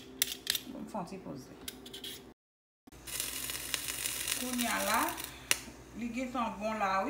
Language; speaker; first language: French; non-native, local second language; Haitian Creole